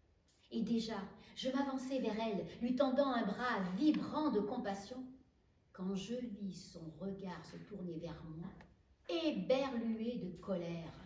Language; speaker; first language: French; native; French